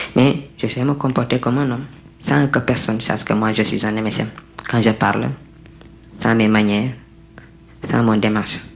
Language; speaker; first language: French; non-native, local second language; Wolof